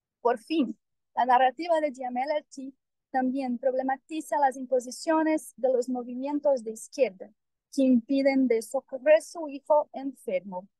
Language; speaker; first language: Spanish; non-native, fluent; Portuguese